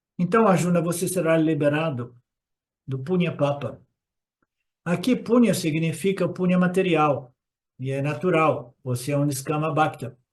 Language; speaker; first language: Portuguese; non-native, fluent; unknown